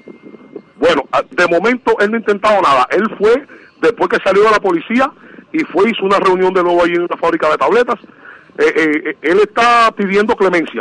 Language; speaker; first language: Spanish; native; Spanish